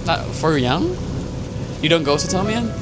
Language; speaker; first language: English; non-native, learner; Korean